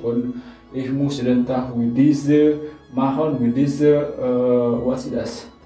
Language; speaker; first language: German; non-native, learner; Indonesian